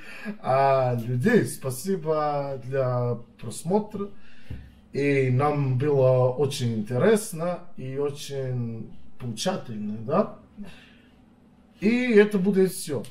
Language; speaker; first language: Russian; non-native, learner; Serbian